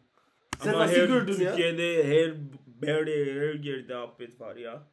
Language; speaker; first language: Turkish; non-native, learner; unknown